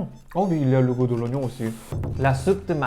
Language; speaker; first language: French; non-native, learner; Korean